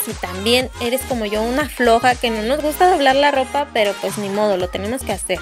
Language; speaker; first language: Spanish; native; Spanish